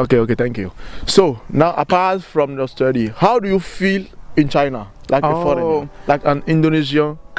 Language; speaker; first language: English; non-native, fluent; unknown